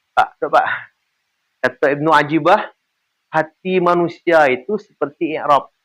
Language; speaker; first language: Malay; non-native, local second language; Minangkabau